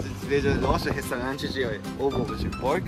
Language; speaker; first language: Portuguese; non-native, local second language; Japanese